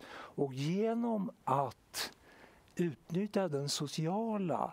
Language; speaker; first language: Swedish; native; Swedish